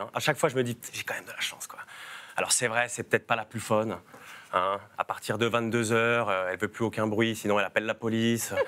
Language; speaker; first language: French; native; French